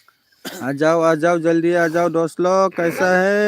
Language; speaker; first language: Hindi; non-native, local second language; Bodo